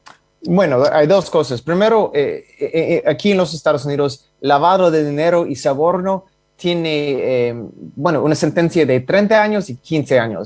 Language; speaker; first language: Spanish; non-native, fluent; English